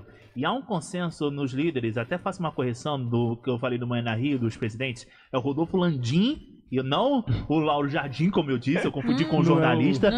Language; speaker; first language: Portuguese; native; Portuguese